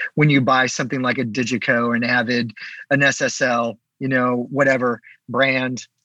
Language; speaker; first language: English; native; English